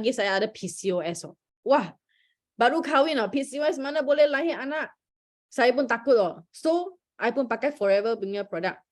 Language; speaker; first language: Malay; non-native, local second language; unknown